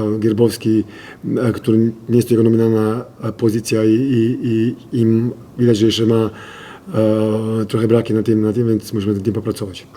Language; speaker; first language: Polish; non-native, fluent; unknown